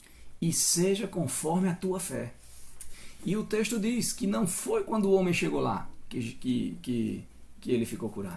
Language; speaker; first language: Portuguese; native; Portuguese